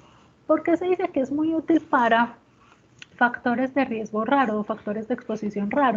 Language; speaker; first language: Spanish; native; Spanish